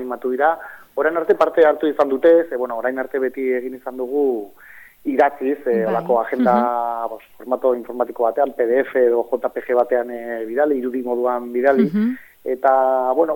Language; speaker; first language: Basque; native; Basque